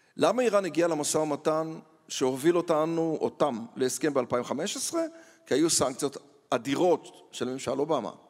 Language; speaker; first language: Hebrew; native; Hebrew